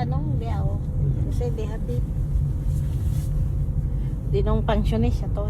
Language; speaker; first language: Danish; non-native, learner; Filipino